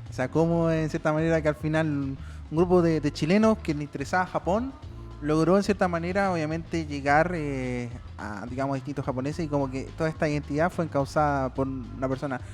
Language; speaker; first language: Spanish; native; Spanish